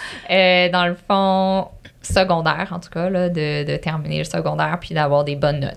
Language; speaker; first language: French; native; French